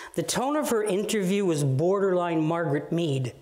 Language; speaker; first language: English; native; English